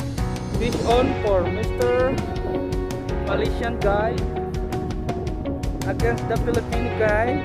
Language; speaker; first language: English; non-native, local second language; Filipino